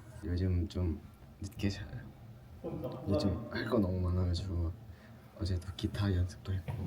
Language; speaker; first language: Korean; non-native, fluent; Thai